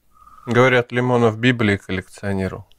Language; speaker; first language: Russian; native; Russian